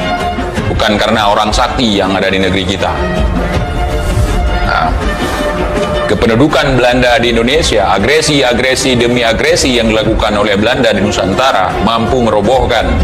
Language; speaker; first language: Indonesian; native; Indonesian